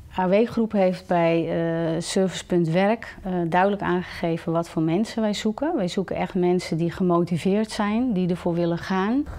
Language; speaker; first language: Dutch; native; Dutch